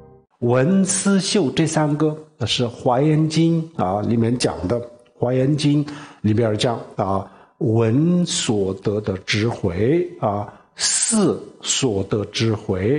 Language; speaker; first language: Chinese; non-native, local second language; Tibetan